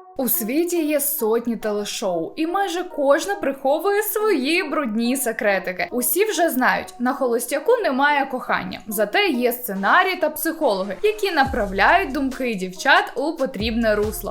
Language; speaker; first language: Ukrainian; native; Ukrainian